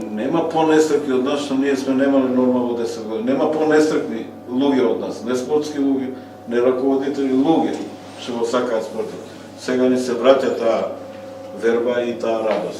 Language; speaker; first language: Macedonian; native; Macedonian